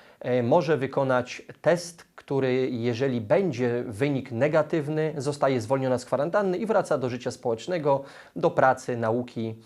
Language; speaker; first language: Polish; native; Polish